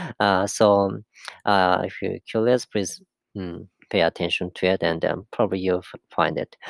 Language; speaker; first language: English; non-native, fluent; Japanese